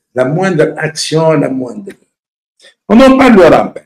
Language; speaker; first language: French; non-native, local second language; Arabic